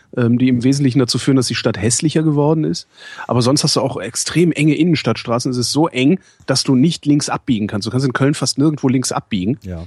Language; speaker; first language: German; native; German